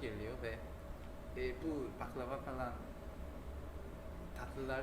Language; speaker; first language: Turkish; non-native, fluent; Korean